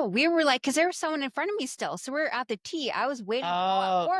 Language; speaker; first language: English; native; English